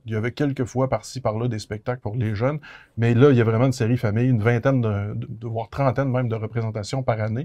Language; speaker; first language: French; native; French